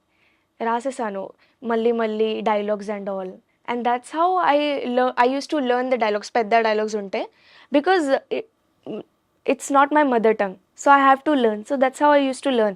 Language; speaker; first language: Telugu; non-native, learner; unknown